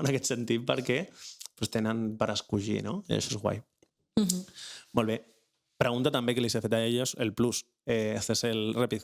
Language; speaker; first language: Catalan; native; Catalan